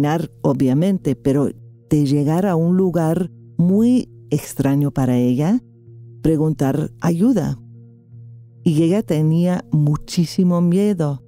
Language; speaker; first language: Spanish; non-native, fluent; English